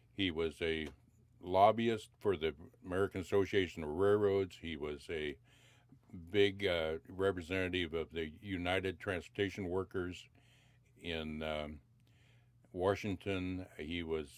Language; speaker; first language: English; native; English